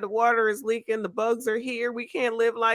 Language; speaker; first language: English; native; English